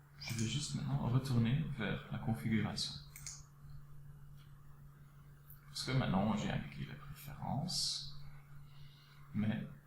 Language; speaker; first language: French; non-native, local second language; Dutch